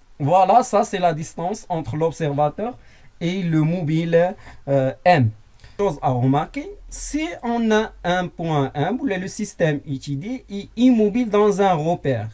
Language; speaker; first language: French; non-native, local second language; Arabic